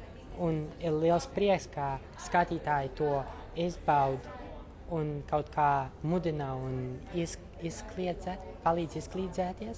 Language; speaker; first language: Latvian; non-native, local second language; Russian